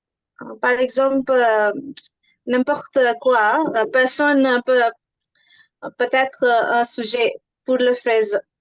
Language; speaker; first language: French; non-native, learner; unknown